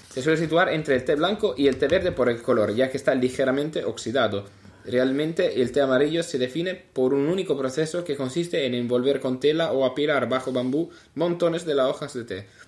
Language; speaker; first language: Spanish; non-native, fluent; Italian